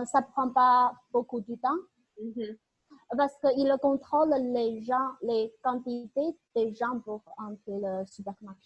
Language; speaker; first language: French; non-native, learner; Chinese